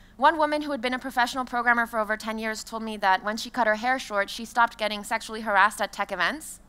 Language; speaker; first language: English; non-native, fluent; French